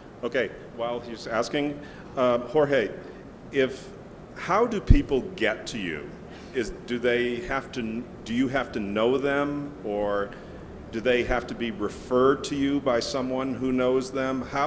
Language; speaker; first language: English; native; English